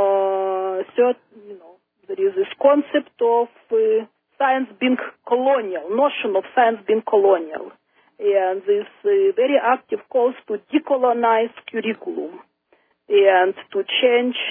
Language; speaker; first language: English; non-native, fluent; Russian